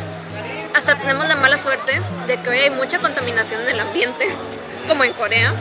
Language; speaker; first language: Spanish; native; Spanish